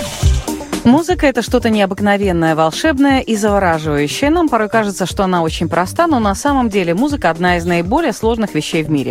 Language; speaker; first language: Russian; native; Russian